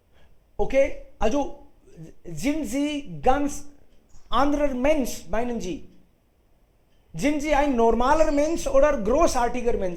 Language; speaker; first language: German; non-native, fluent; Hindi